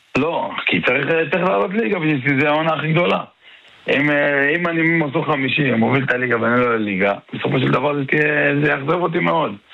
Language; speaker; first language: Hebrew; non-native, local second language; Arabic